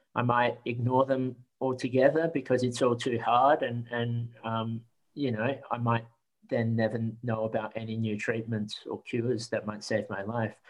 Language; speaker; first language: English; native; English